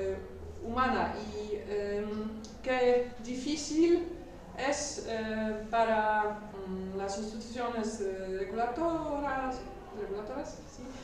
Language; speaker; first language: Spanish; non-native, learner; Polish